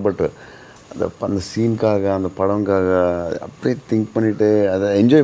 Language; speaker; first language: Tamil; non-native, learner; Telugu